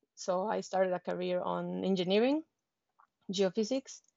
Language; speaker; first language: English; non-native, fluent; Spanish